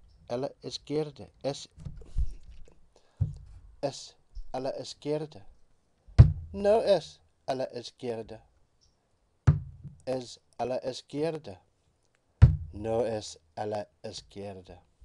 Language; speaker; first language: Spanish; non-native, learner; English